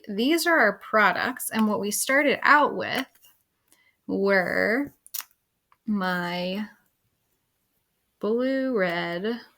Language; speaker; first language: English; native; English